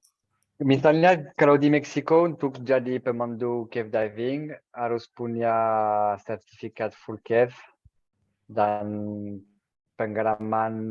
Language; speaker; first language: Indonesian; non-native, fluent; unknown